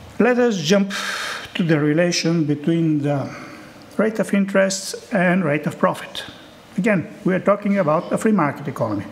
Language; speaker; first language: English; non-native, fluent; Bulgarian